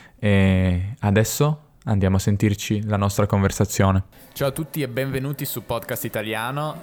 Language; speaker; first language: Italian; native; Italian